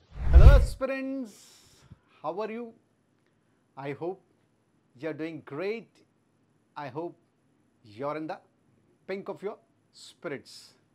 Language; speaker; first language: English; non-native, local second language; Telugu